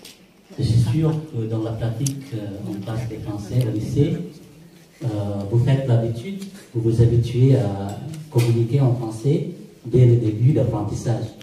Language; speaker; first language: French; non-native, fluent; Indonesian